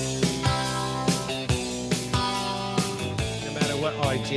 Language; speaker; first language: English; native; English